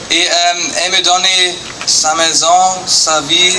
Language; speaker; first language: French; non-native, learner; German